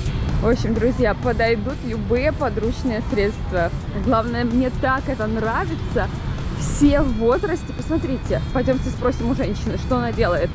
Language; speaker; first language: Russian; native; Russian